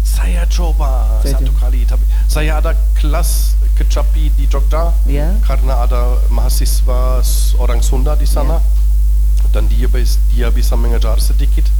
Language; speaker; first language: Indonesian; non-native, learner; German